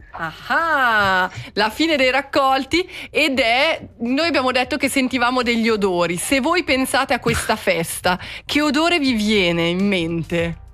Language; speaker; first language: Italian; native; Italian